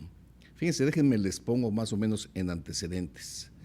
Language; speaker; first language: Spanish; native; Spanish